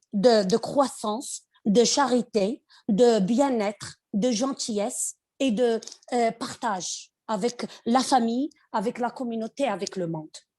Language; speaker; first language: French; non-native, local second language; Arabic